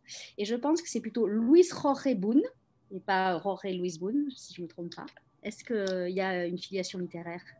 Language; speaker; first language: French; native; French